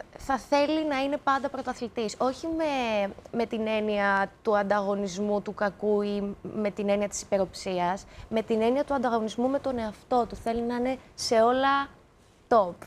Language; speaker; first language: Greek; early bilingual, other home language; Romanian